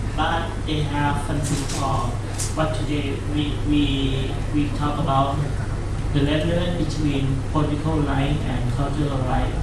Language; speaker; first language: English; non-native, fluent; Thai